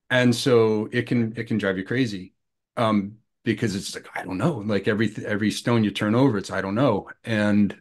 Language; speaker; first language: English; native; English